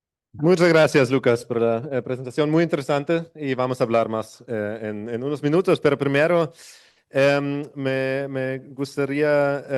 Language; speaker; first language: Spanish; non-native, fluent; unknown